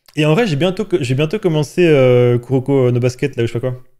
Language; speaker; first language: French; native; French